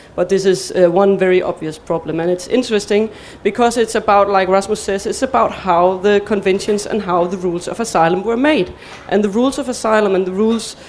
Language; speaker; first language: English; non-native, fluent; Danish